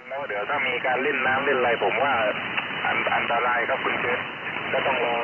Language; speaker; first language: Thai; native; Thai